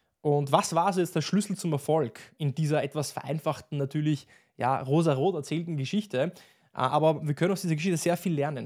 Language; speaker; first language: German; native; German